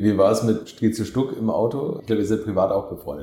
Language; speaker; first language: German; native; German